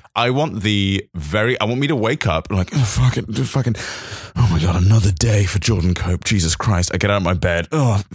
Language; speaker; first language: English; native; English